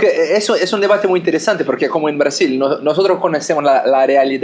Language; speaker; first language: Spanish; non-native, fluent; Portuguese